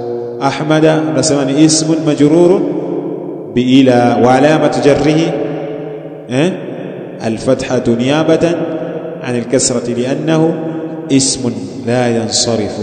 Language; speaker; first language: Arabic; non-native, fluent; Swahili